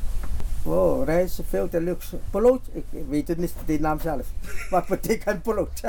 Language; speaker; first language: Dutch; non-native, learner; Chinese